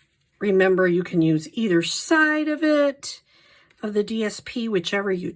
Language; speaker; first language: English; native; English